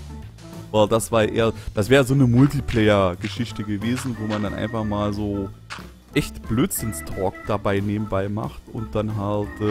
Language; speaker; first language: German; native; German